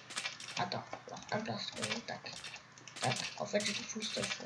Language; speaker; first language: French; native; French